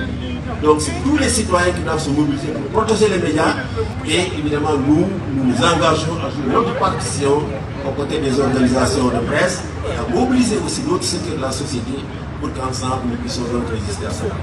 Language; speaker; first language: French; non-native, local second language; Wolof